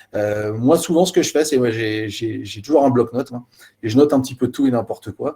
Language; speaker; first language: French; native; French